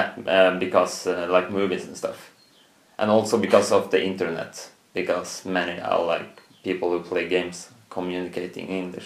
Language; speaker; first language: English; non-native, fluent; Norwegian